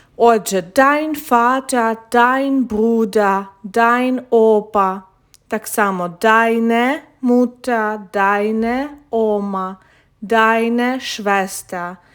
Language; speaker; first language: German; non-native, fluent; Ukrainian